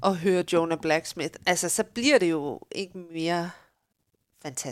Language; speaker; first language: Danish; native; Danish